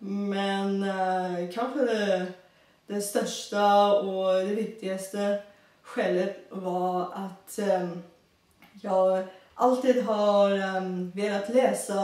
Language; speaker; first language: Swedish; non-native, fluent; Bulgarian